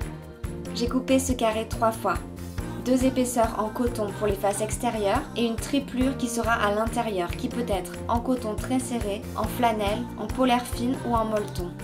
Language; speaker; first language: French; native; French